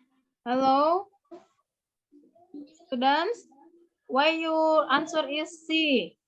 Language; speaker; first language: English; non-native, learner; Indonesian